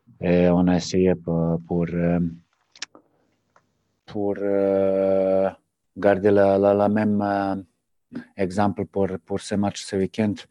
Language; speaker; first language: French; non-native, learner; Serbian